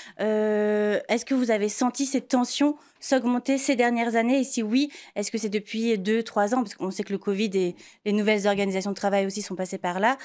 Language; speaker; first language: French; native; French